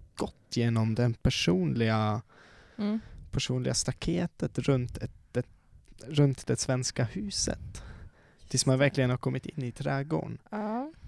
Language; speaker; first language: Swedish; non-native, fluent; Swiss German